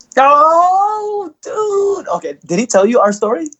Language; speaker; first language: English; early bilingual, other home language; Indonesian